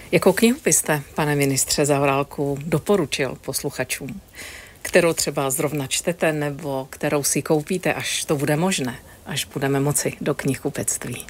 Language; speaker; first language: Czech; native; Czech